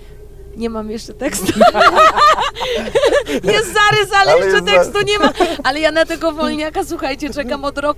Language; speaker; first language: Polish; native; Polish